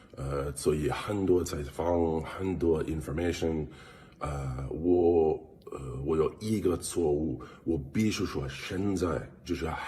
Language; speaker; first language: Chinese; non-native, learner; English